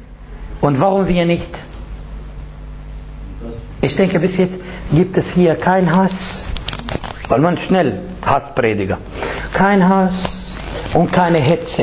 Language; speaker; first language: German; non-native, fluent; Arabic